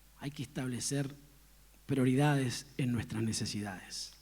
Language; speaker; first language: Spanish; native; Spanish